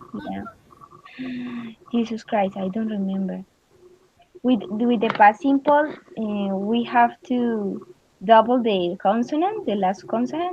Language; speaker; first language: English; non-native, learner; Spanish